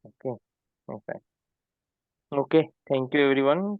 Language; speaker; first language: Hindi; non-native, local second language; Marathi